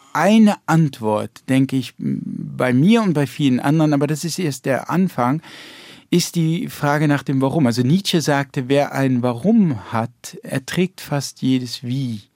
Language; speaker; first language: German; early bilingual, heritage; German